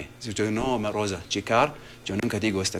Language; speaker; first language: Spanish; non-native, learner; Arabic